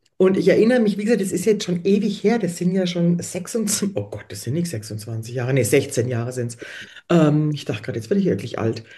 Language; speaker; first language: German; native; German